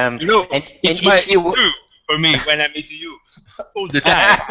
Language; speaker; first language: English; non-native, fluent; Italian